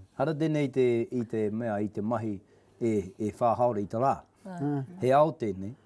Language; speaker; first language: Māori; native; Māori